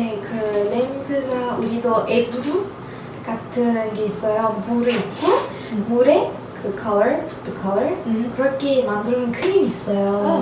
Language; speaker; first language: Korean; non-native, learner; Turkish